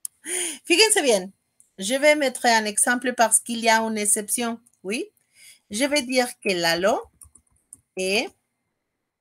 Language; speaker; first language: French; non-native, fluent; Spanish